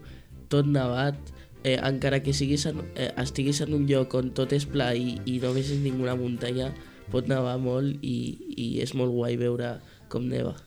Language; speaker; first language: Catalan; early bilingual, heritage; Catalan